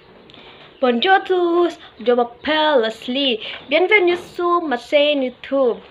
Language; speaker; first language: French; non-native, learner; Filipino